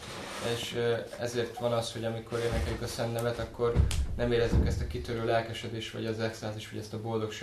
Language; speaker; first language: Hungarian; native; Hungarian